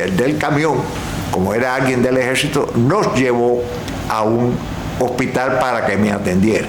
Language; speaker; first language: Spanish; native; Spanish